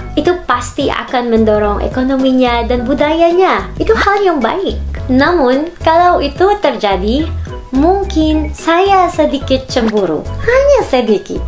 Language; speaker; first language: Indonesian; non-native, learner; Filipino